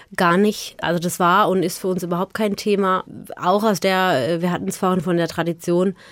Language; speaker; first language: German; native; German